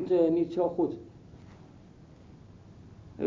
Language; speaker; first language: Dutch; non-native, learner; Arabic